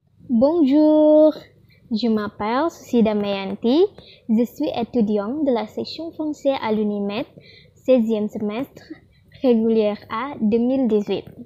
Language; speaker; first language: French; non-native, learner; Indonesian